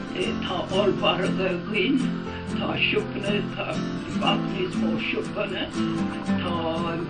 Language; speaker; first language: Irish; non-native, local second language; English